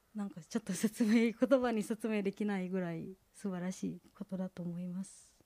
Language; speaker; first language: Japanese; non-native, fluent; Indonesian